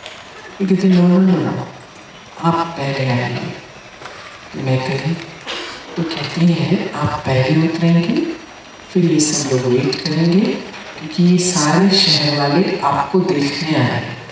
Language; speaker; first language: Hindi; native; Hindi